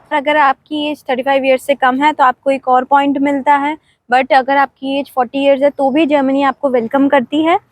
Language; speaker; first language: Hindi; native; Hindi